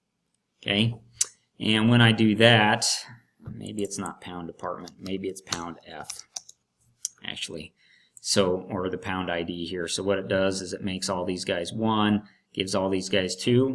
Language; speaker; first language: English; native; English